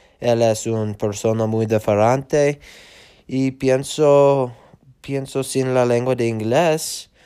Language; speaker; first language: Spanish; non-native, learner; English